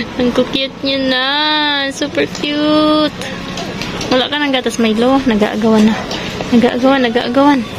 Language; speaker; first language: Filipino; non-native, local second language; Bikol